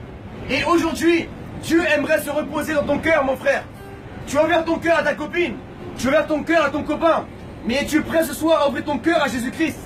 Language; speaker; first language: French; native; French